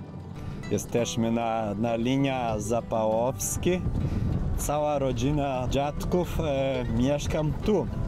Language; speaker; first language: Polish; early bilingual, heritage; Polish